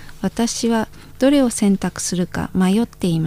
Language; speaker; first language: Japanese; non-native, fluent; Indonesian